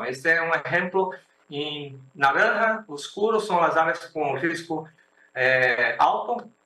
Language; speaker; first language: Spanish; non-native, fluent; Portuguese